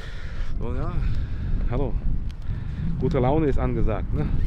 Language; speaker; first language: German; native; German